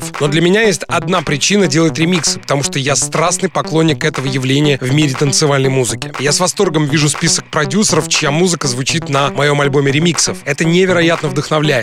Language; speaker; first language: Russian; native; Russian